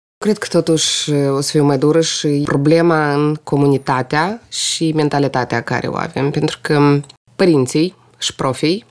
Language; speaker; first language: Romanian; non-native, local second language; Russian